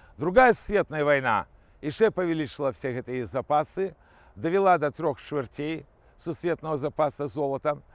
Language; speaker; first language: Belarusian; non-native, local second language; Russian